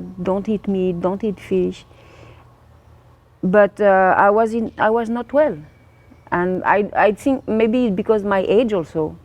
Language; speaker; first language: English; non-native, learner; French